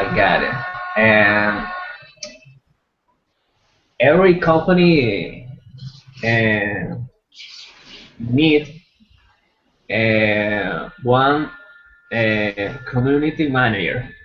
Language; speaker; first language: English; non-native, learner; Spanish